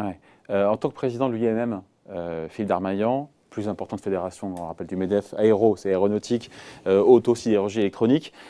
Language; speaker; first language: French; native; French